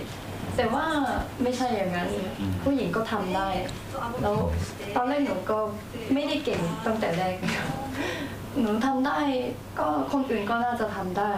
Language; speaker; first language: Thai; early bilingual, heritage; Japanese